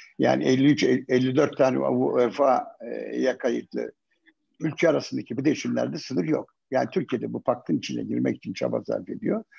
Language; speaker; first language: Turkish; native; Turkish